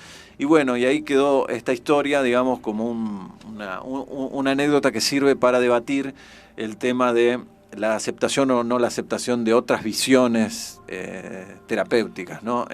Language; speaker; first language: Spanish; native; Spanish